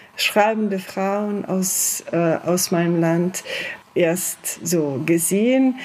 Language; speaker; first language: German; non-native, fluent; Slovenian